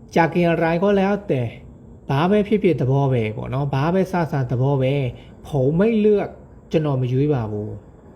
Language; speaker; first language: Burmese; native; Burmese